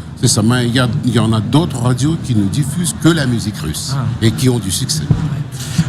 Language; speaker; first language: French; non-native, fluent; Russian